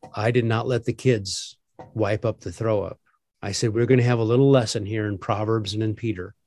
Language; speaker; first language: English; native; English